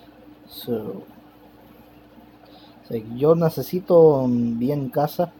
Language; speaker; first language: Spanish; non-native, learner; English